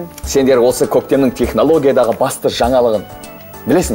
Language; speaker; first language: Kazakh; native; Kazakh